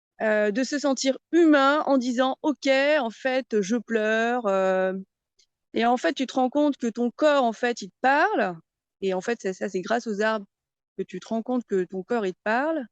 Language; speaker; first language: French; native; French